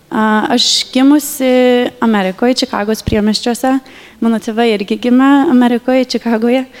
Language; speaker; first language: Lithuanian; early bilingual, heritage; Lithuanian